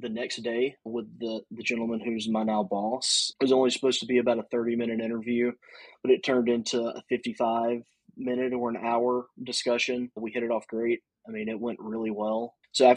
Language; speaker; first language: English; native; English